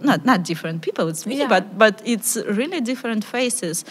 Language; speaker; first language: English; non-native, learner; Ukrainian